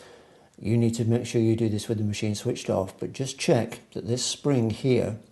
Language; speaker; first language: English; native; English